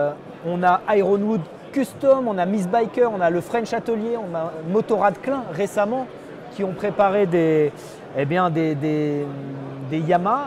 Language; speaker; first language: French; native; French